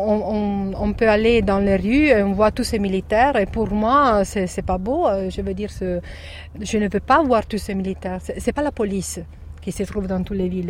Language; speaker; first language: French; non-native, learner; Italian